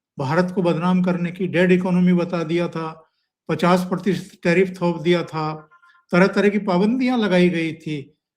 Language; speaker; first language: Hindi; native; Hindi